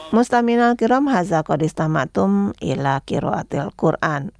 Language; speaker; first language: Arabic; non-native, fluent; Indonesian